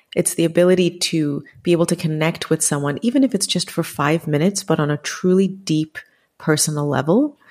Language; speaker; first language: English; native; English